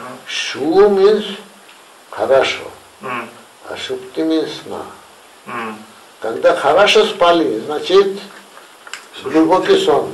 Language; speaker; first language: Russian; non-native, learner; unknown